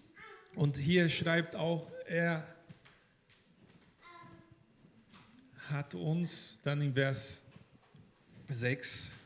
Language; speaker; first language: German; non-native, fluent; Portuguese